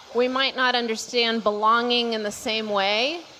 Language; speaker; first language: English; native; English